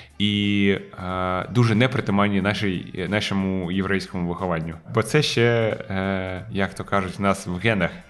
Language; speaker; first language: Ukrainian; non-native, local second language; Russian